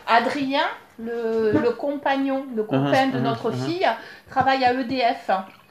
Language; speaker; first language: French; native; French